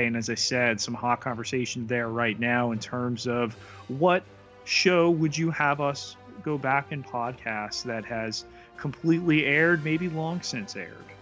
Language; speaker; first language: English; native; English